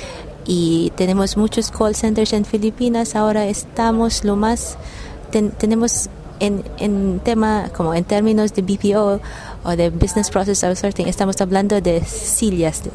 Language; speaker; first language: Spanish; non-native, learner; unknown